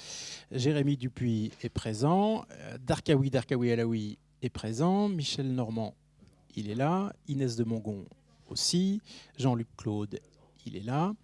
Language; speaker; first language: French; native; French